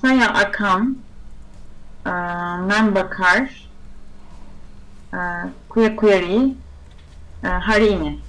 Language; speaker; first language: Indonesian; non-native, learner; Turkish